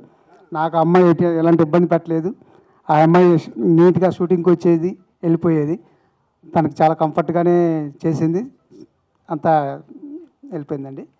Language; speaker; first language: Telugu; native; Telugu